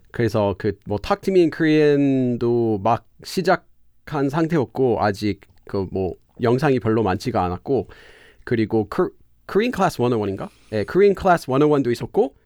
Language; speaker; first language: Korean; non-native, fluent; English